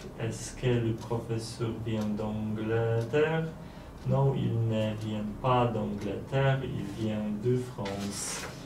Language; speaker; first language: French; non-native, learner; Polish